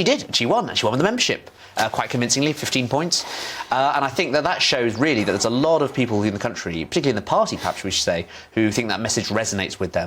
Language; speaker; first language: English; native; English